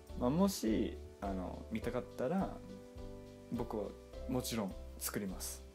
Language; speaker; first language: Japanese; non-native, learner; English